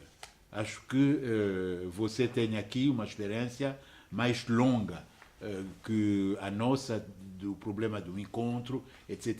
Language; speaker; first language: Portuguese; non-native, fluent; French